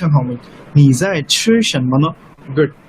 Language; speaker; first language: Chinese; non-native, fluent; Urdu